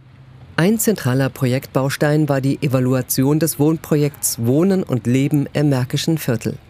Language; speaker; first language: German; native; German